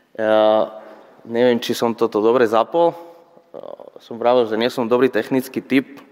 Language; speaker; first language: Slovak; non-native, fluent; Spanish